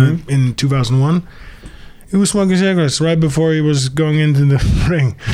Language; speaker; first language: English; early bilingual, other home language; Dutch